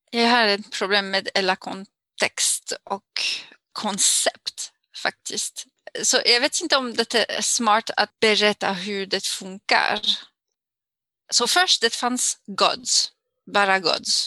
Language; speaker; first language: Swedish; non-native, fluent; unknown